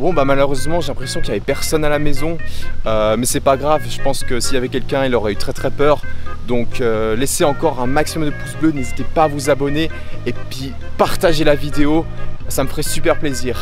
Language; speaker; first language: French; native; French